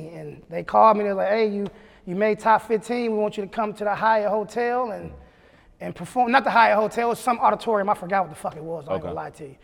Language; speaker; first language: English; native; English